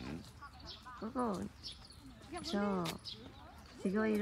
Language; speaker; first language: Japanese; non-native, learner; Vietnamese